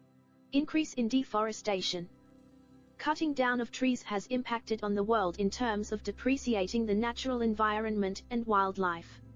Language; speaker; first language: English; non-native, learner; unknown